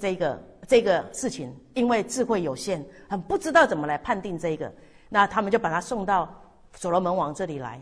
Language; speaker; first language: Chinese; native; Chinese